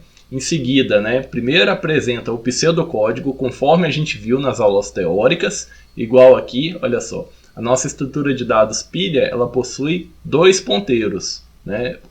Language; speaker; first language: Portuguese; native; Portuguese